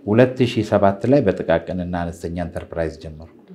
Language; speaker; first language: Amharic; native; Amharic